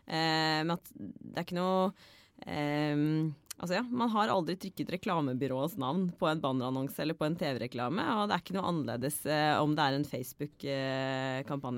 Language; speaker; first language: Norwegian; native; Norwegian